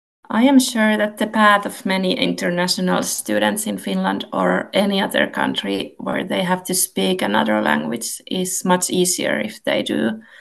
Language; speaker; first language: English; non-native, fluent; Finnish